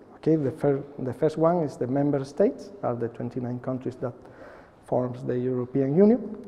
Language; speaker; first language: English; non-native, fluent; Spanish